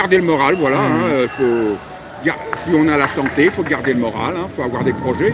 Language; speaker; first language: French; native; French